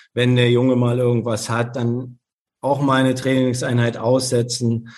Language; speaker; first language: German; native; German